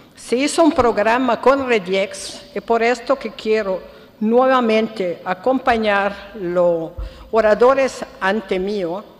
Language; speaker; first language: Spanish; non-native, fluent; Italian